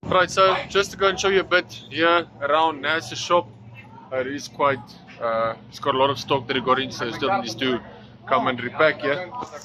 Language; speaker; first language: English; non-native, local second language; Afrikaans